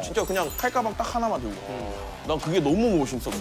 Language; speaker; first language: Korean; native; Korean